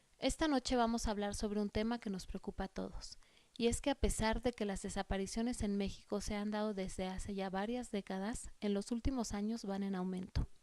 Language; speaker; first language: Spanish; native; Spanish